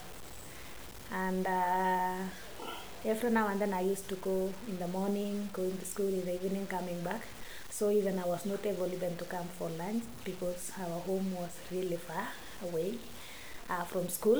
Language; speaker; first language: English; non-native, local second language; Kalenjin